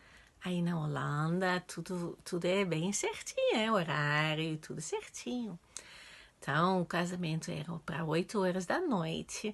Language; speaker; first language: Portuguese; non-native, fluent; Dutch